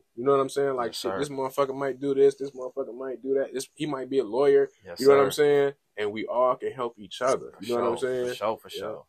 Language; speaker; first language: English; native; English